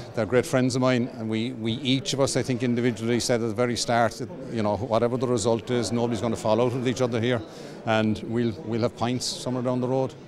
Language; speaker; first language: English; native; English